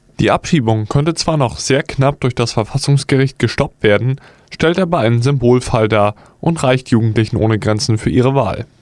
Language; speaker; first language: German; native; German